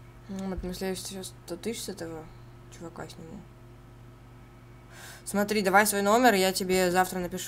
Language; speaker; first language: Russian; native; Russian